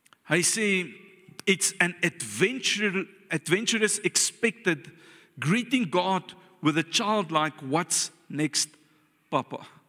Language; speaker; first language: English; non-native, local second language; Afrikaans